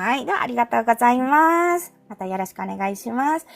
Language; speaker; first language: Japanese; non-native, fluent; Filipino